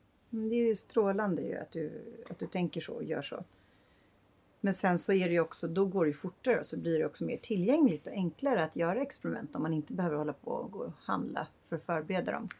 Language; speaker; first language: Swedish; native; Swedish